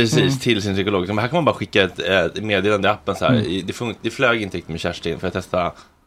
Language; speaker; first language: Swedish; native; Swedish